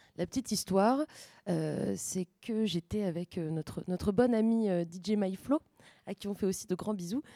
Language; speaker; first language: French; native; French